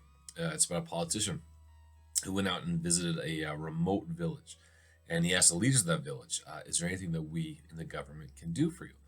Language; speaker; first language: English; native; English